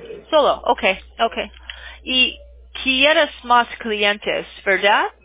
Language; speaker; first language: Spanish; non-native, learner; English